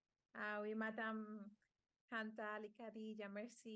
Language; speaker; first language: French; non-native, fluent; Spanish